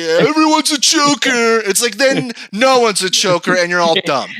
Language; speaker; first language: English; native; English